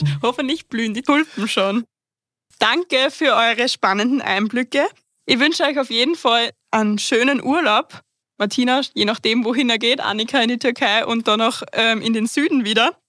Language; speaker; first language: German; native; German